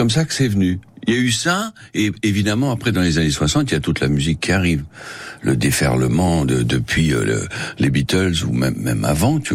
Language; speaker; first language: French; non-native, local second language; Spanish